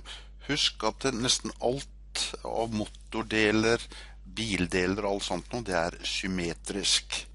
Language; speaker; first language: Norwegian; native; Norwegian